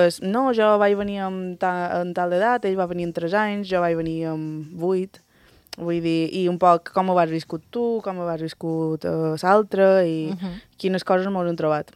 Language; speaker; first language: Catalan; early bilingual, other home language; Spanish